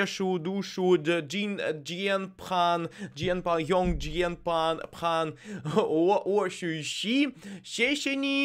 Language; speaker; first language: Chinese; non-native, learner; Russian